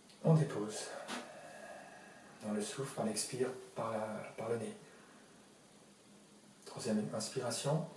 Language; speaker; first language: French; native; French